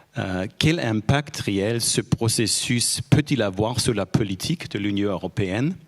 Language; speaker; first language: French; non-native, fluent; German